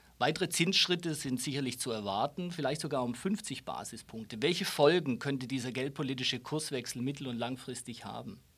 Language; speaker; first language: German; non-native, local second language; Luxembourgish